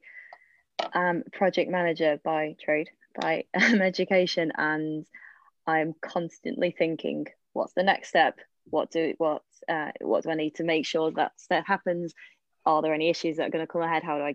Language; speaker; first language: English; non-native, local second language; Welsh